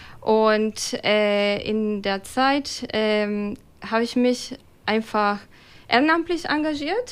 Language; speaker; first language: German; non-native, fluent; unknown